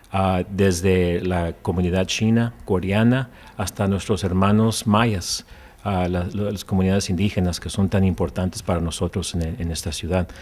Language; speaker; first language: Spanish; early bilingual, heritage; Spanish